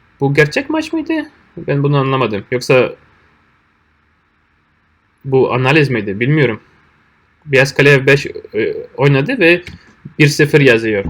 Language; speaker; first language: Turkish; non-native, fluent; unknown